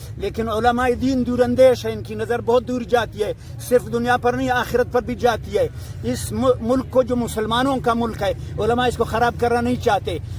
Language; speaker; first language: Urdu; non-native, local second language; Pashto